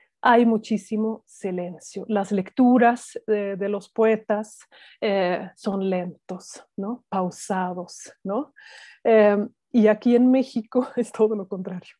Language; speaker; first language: Spanish; non-native, fluent; Swedish